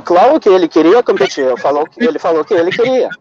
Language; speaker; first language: Portuguese; non-native, fluent; Russian